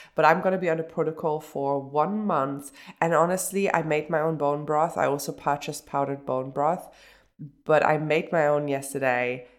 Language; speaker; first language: English; early bilingual, other home language; German